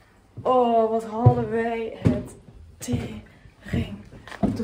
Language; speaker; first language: Dutch; native; Dutch